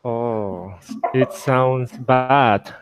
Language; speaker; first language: English; non-native, learner; Spanish